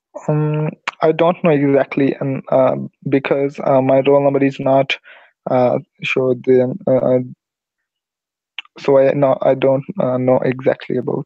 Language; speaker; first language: English; non-native, learner; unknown